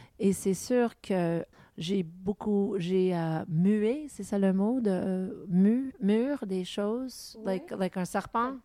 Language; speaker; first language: French; non-native, local second language; English